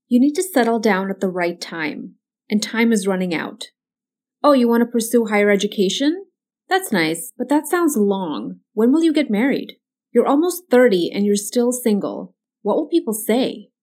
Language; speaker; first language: English; early bilingual, other home language; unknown